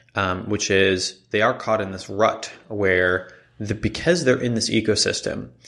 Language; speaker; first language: English; non-native, fluent; Hebrew